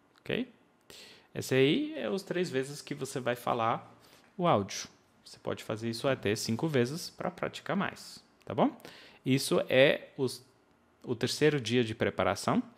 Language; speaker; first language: Portuguese; non-native, fluent; English